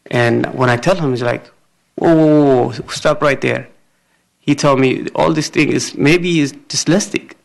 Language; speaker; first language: English; non-native, fluent; Amharic